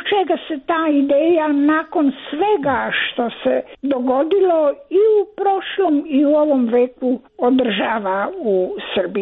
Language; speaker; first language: Croatian; native; Croatian